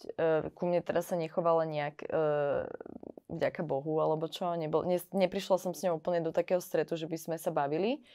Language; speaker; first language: Slovak; native; Slovak